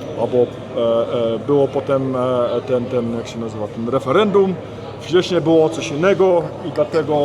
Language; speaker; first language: Polish; early bilingual, heritage; Polish